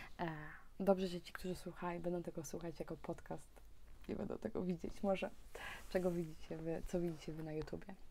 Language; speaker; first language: Polish; early bilingual, heritage; Polish